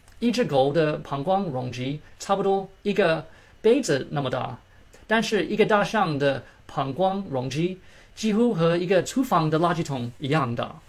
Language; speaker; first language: Chinese; early bilingual, heritage; Chinese